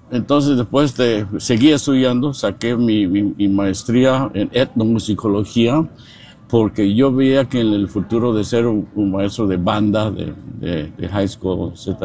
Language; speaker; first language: Spanish; non-native, fluent; English